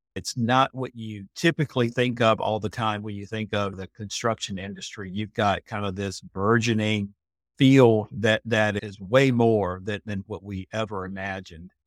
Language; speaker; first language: English; native; English